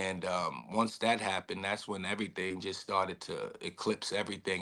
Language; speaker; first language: English; native; English